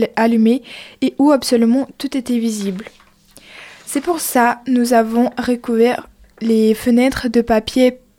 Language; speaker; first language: French; non-native, fluent; Ukrainian